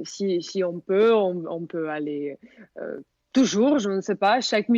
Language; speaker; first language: French; non-native, fluent; Russian